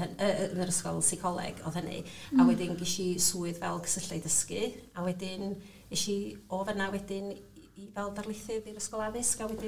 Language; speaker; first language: Welsh; native; Welsh